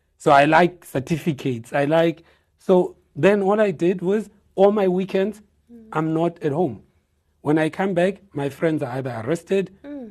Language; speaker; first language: English; non-native, local second language; Xhosa